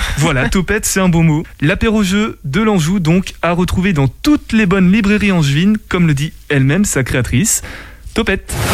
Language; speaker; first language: French; native; French